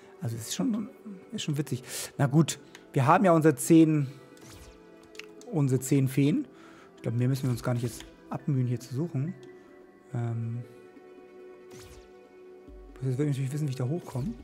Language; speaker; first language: German; native; German